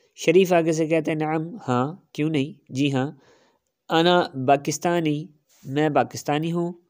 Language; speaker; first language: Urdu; non-native, local second language; Punjabi